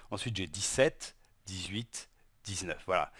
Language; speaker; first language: French; native; French